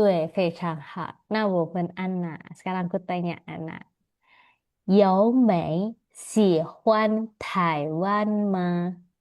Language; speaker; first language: Chinese; non-native, fluent; Indonesian